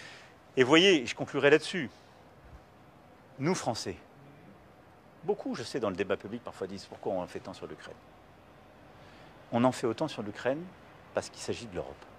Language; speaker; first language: French; native; French